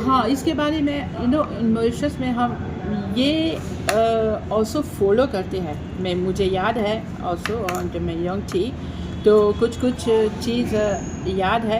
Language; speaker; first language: Hindi; non-native, fluent; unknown